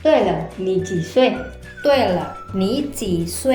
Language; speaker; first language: Chinese; non-native, fluent; Indonesian